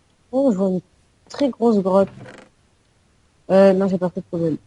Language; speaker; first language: French; native; French